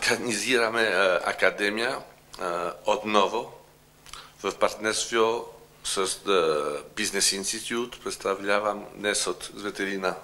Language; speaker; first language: Bulgarian; non-native, learner; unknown